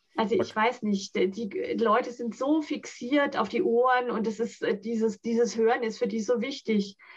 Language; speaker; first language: German; non-native, local second language; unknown